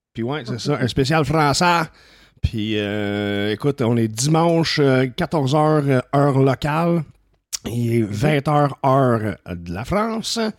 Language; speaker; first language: French; native; French